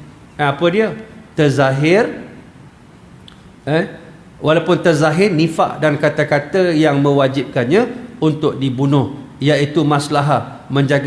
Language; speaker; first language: Malay; native; Malay